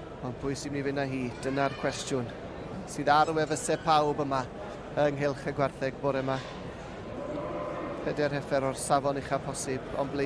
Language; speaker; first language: Welsh; native; Welsh